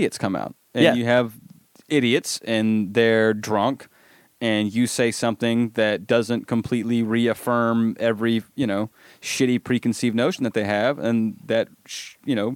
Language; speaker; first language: English; native; English